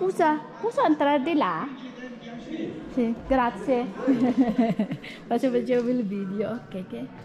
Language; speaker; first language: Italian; non-native, learner; Filipino